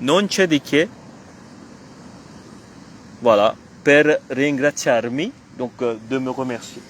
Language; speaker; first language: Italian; non-native, fluent; French